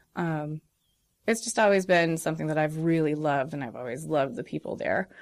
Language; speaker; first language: English; native; English